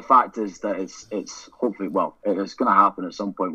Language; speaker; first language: English; native; English